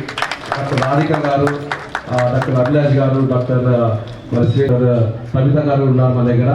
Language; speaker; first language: Telugu; native; Telugu